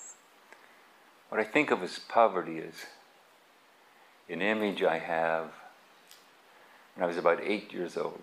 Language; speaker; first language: English; native; English